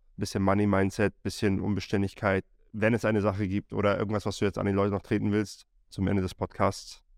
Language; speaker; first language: German; native; German